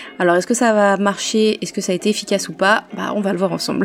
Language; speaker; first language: French; native; French